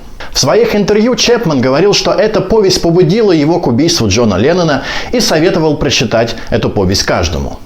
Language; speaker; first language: Russian; native; Russian